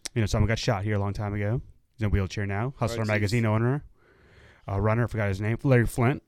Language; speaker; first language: English; native; English